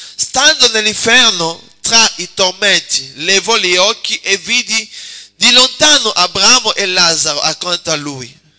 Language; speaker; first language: Italian; non-native, fluent; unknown